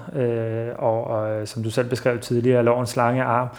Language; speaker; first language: Danish; early bilingual, other home language; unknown